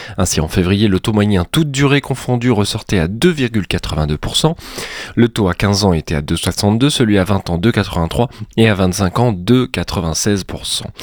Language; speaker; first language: French; native; French